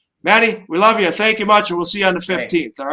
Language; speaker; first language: English; native; English